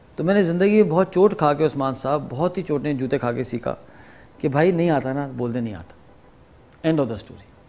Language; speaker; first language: Urdu; native; Urdu